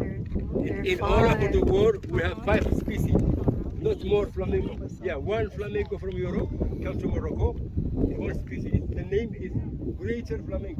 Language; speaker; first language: English; non-native, learner; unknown